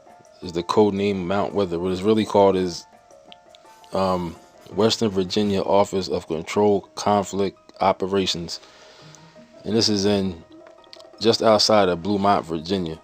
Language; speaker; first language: English; native; English